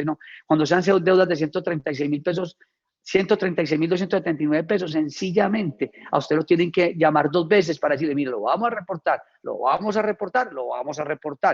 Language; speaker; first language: Spanish; native; Spanish